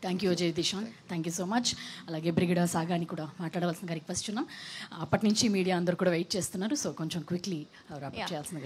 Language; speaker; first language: Telugu; native; Telugu